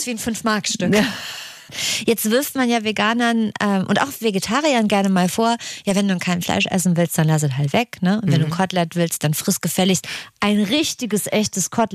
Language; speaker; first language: German; native; German